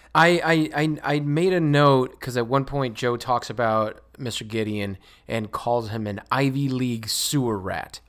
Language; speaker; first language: English; non-native, fluent; Spanish